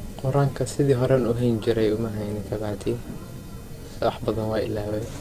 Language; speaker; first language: Somali; early bilingual, heritage; Somali